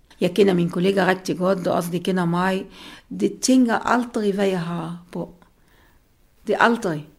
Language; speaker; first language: Danish; non-native, learner; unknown